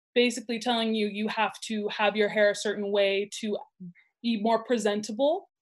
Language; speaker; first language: English; native; English